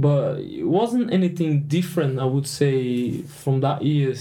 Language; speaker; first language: English; non-native, fluent; Portuguese